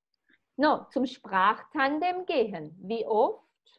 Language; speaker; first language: German; non-native, fluent; Spanish